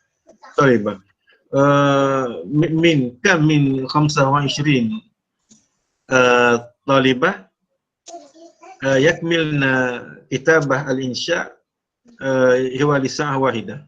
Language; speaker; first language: Arabic; non-native, fluent; Malay